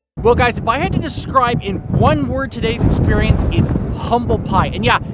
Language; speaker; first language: English; native; English